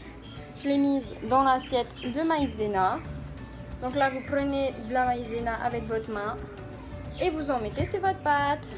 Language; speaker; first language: French; native; French